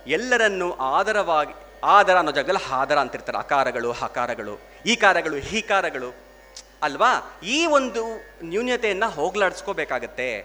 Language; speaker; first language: Kannada; non-native, local second language; Telugu